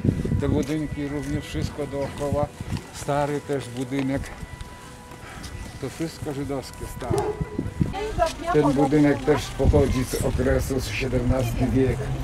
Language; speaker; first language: Polish; native; Polish